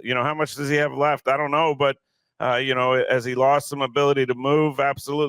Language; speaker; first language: English; native; English